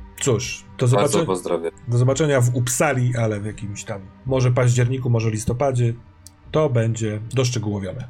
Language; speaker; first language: Polish; native; Polish